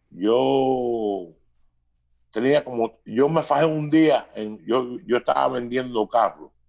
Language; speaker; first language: Spanish; early bilingual, heritage; Spanish